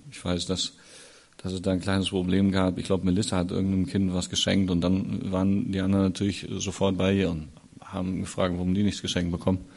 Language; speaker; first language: German; native; German